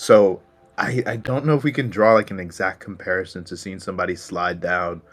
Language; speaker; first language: English; native; English